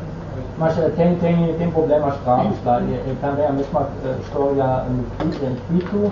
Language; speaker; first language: Portuguese; non-native, fluent; Dutch